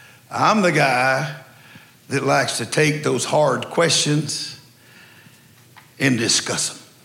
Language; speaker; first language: English; native; English